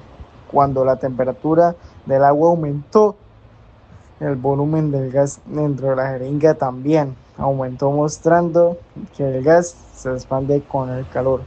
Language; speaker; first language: Spanish; native; Spanish